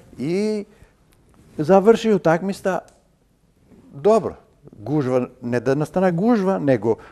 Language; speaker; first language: Macedonian; native; Macedonian